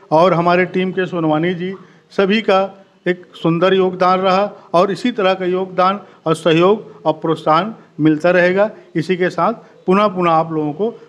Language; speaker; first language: Hindi; native; Hindi